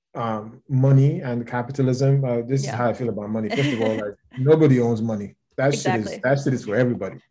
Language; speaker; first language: English; non-native, local second language; Yoruba